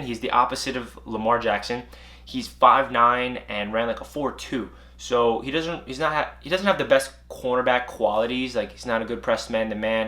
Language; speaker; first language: English; native; English